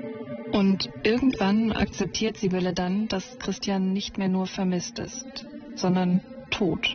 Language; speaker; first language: German; native; German